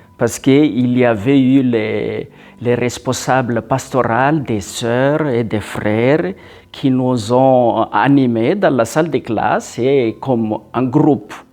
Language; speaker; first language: French; non-native, local second language; Malagasy